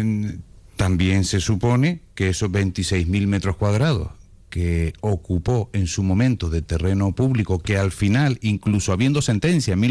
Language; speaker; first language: Spanish; native; Spanish